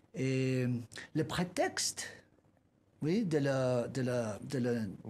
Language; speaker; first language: French; non-native, learner; Spanish